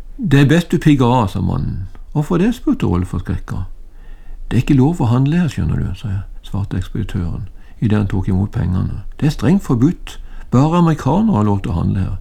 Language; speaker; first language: Norwegian; native; Norwegian